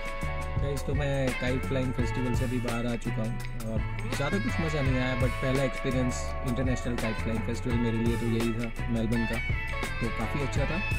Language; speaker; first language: Hindi; non-native, local second language; Marathi